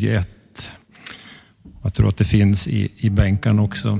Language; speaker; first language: Swedish; native; Swedish